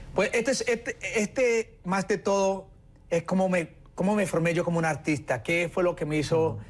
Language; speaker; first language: Spanish; early bilingual, heritage; Spanish